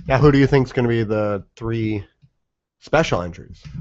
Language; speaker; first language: English; native; English